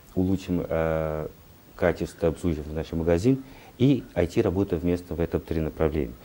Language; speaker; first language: Russian; non-native, fluent; Portuguese